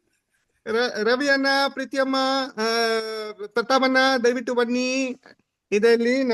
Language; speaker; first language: Kannada; non-native, learner; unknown